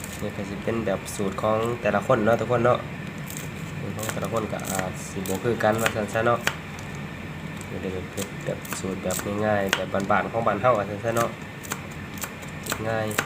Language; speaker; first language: Thai; non-native, local second language; Northeastern Thai